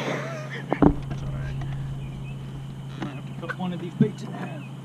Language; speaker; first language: English; native; English